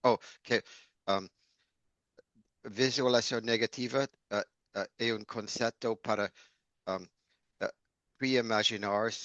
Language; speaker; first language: Portuguese; non-native, learner; English